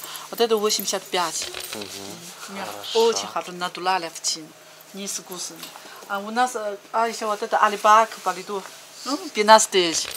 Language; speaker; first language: Russian; non-native, learner; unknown